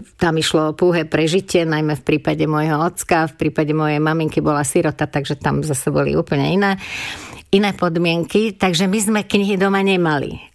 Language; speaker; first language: Slovak; non-native, local second language; Hungarian